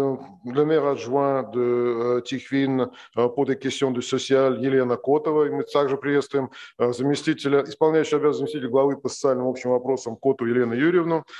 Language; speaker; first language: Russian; native; Russian